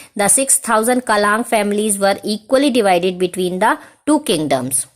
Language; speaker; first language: English; non-native, local second language; Hindi